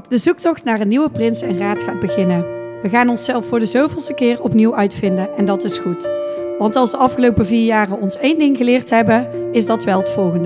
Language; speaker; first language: Dutch; native; Dutch